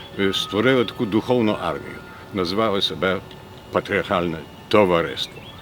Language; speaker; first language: Ukrainian; early bilingual, heritage; Ukrainian